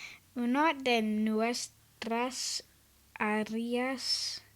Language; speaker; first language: Spanish; non-native, learner; English